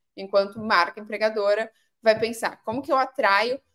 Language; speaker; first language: Portuguese; native; Portuguese